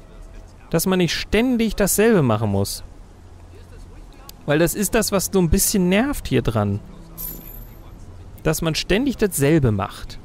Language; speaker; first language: German; native; German